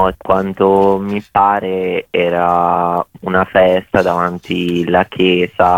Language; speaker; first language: Italian; early bilingual, other home language; Bosnian